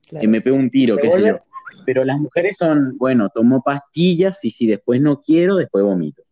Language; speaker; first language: Spanish; native; Spanish